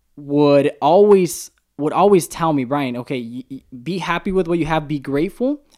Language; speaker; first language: English; native; English